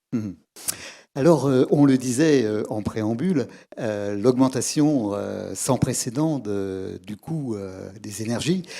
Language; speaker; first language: French; native; French